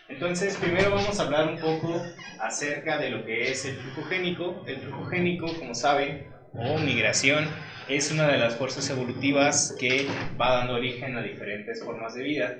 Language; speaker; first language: Spanish; native; Spanish